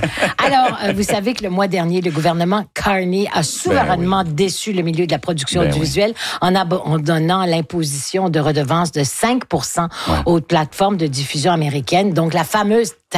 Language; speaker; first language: French; native; French